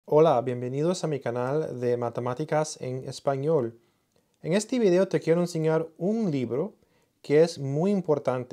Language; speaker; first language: Spanish; early bilingual, heritage; Spanish